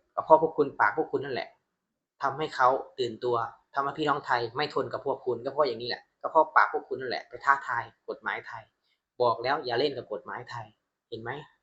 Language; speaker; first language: Thai; non-native, fluent; Burmese